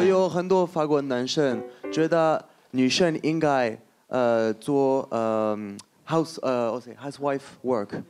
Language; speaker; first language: Chinese; non-native, learner; French